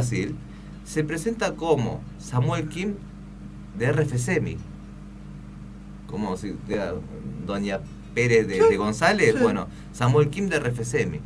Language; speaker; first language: Spanish; early bilingual, other home language; Korean